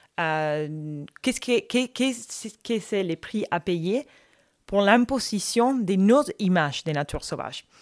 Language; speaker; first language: French; non-native, fluent; Spanish